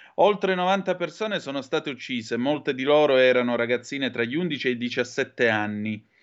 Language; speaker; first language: Italian; native; Italian